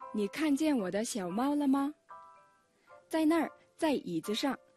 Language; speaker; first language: Chinese; non-native, fluent; Mongolian